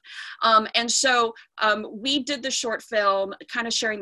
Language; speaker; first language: English; native; English